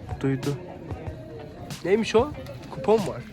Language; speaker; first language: Turkish; native; Turkish